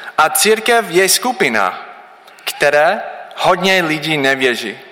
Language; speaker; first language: Czech; non-native, learner; English